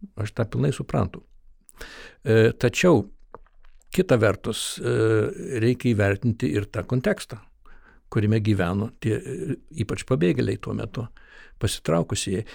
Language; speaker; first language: Lithuanian; early bilingual, heritage; Lithuanian